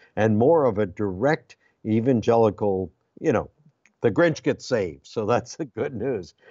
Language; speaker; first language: English; native; English